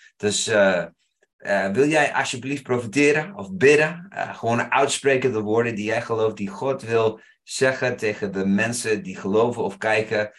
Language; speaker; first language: Dutch; non-native, fluent; English